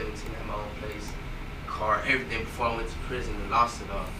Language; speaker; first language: English; native; English